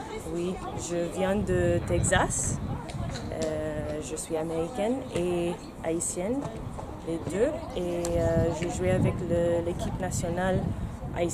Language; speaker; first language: French; non-native, learner; English